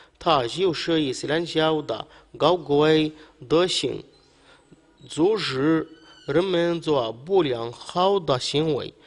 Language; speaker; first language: Chinese; non-native, fluent; Arabic